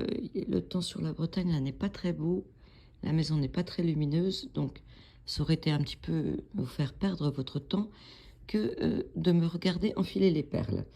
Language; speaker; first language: French; native; French